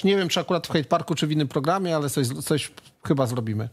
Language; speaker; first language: Polish; native; Polish